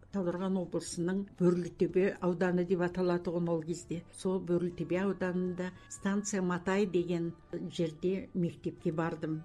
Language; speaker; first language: Kazakh; native; Kazakh